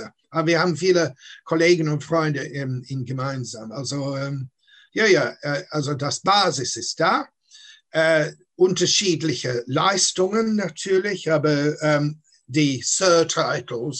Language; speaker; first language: German; non-native, fluent; English